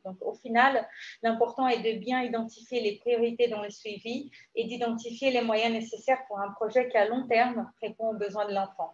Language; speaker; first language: French; native; French